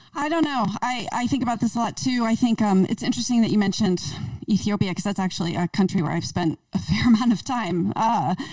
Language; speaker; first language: English; native; English